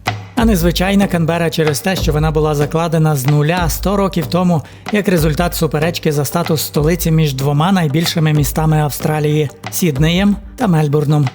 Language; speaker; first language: Ukrainian; native; Ukrainian